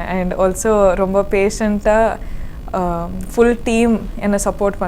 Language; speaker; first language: Tamil; non-native, learner; Kodava